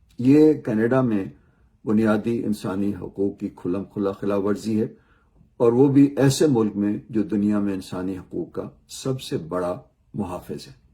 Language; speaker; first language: Urdu; non-native, local second language; Punjabi